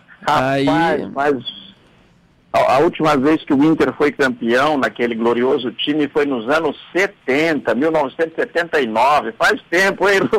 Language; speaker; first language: Portuguese; native; Portuguese